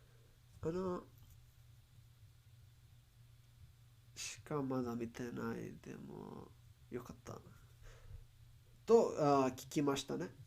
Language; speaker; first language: Japanese; non-native, learner; English